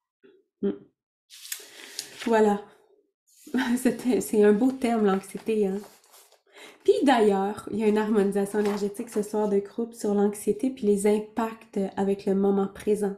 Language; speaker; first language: French; native; French